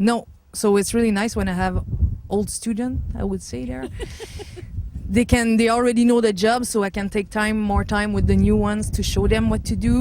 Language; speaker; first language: English; non-native, local second language; French